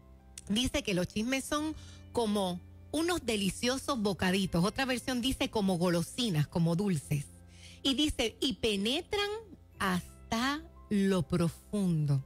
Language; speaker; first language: Spanish; native; Spanish